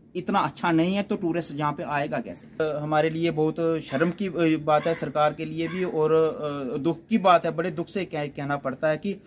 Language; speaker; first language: Hindi; native; Hindi